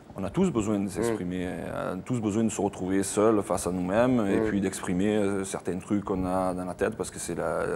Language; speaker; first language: French; native; French